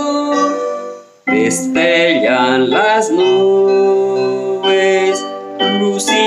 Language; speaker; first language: Spanish; native; Spanish